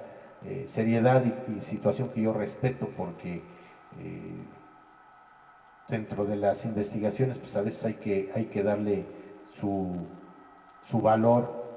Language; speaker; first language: Spanish; native; Spanish